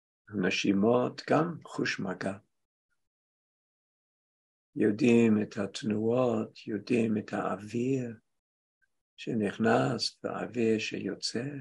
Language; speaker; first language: Hebrew; non-native, fluent; English